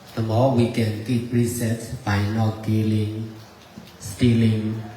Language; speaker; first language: English; non-native, fluent; Burmese